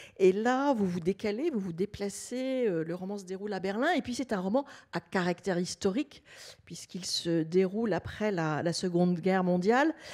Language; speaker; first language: French; native; French